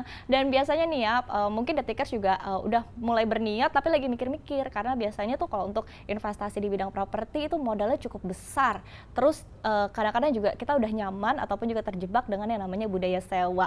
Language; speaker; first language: Indonesian; native; Indonesian